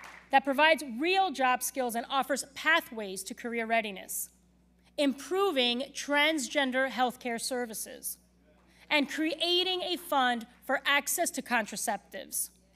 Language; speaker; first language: English; non-native, local second language; Spanish